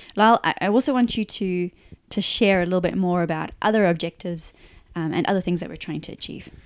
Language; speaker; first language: English; native; English